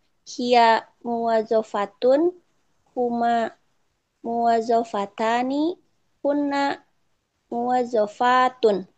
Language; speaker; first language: Arabic; non-native, learner; Indonesian